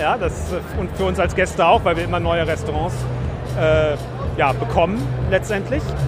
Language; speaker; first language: German; native; German